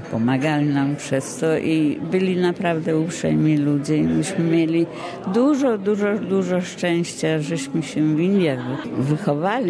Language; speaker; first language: Polish; early bilingual, heritage; Polish